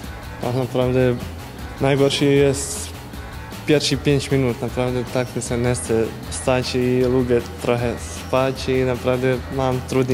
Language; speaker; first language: Polish; non-native, learner; Bosnian